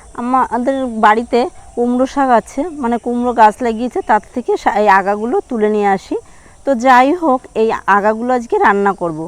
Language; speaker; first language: Bangla; native; Bangla